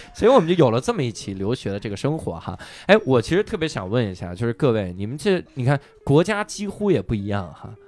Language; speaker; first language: Chinese; native; Chinese